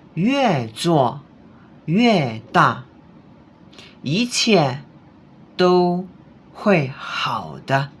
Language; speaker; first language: Chinese; non-native, fluent; Indonesian